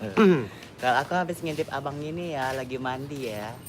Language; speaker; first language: Indonesian; native; Indonesian